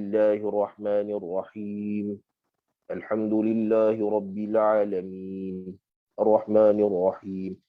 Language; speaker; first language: Malay; native; Malay